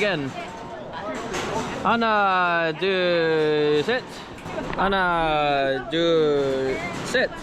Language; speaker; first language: Korean; non-native, fluent; Dutch